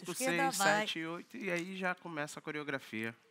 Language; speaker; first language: Portuguese; native; Portuguese